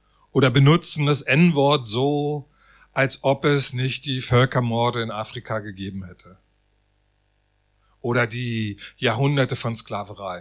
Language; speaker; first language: German; native; German